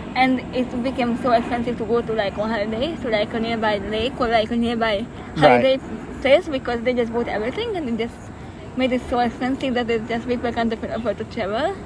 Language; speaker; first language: English; non-native, fluent; Hungarian